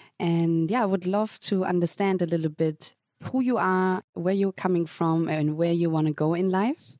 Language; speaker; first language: English; non-native, fluent; German